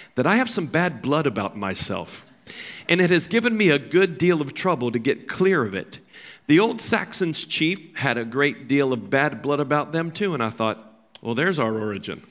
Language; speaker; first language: English; native; English